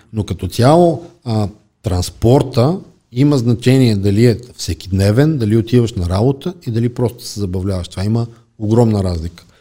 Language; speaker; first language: Bulgarian; native; Bulgarian